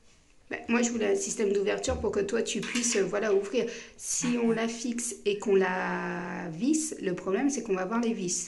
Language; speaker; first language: French; native; French